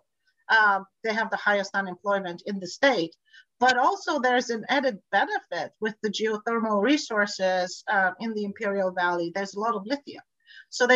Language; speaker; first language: English; non-native, local second language; Bulgarian